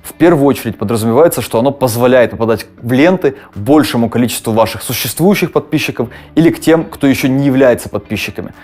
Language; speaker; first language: Russian; native; Russian